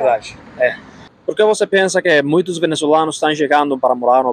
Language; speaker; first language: Portuguese; non-native, fluent; Spanish